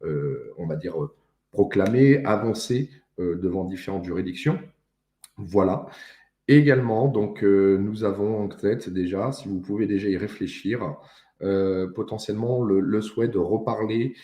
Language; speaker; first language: French; native; French